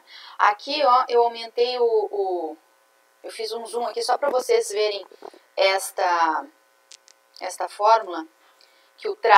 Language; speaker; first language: Portuguese; native; Portuguese